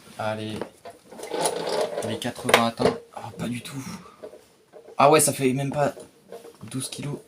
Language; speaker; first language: French; native; French